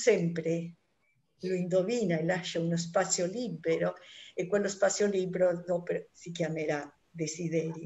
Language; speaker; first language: Italian; non-native, fluent; Spanish